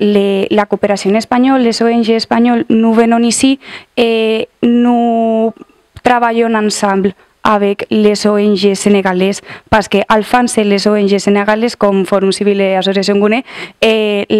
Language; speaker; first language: French; non-native, learner; Catalan